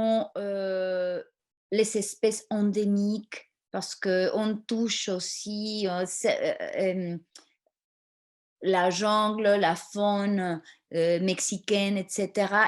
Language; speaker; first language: French; non-native, fluent; Spanish